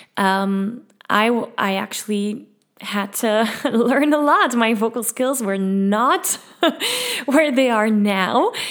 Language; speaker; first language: English; non-native, fluent; Dutch